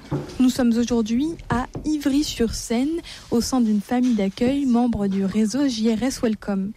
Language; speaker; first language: French; native; French